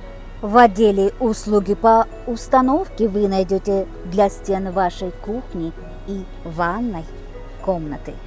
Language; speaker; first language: Russian; non-native, local second language; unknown